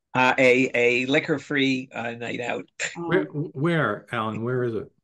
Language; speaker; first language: English; native; English